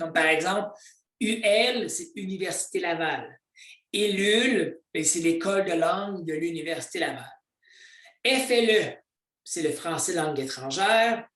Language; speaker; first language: French; native; French